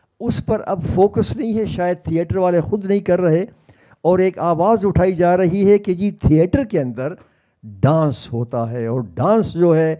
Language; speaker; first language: Urdu; native; Urdu